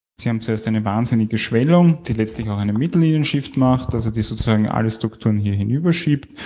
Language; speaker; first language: German; native; German